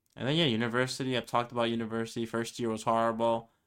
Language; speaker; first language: English; early bilingual, other home language; Spanish